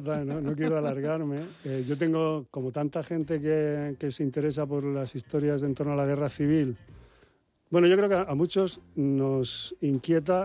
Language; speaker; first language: Spanish; native; Spanish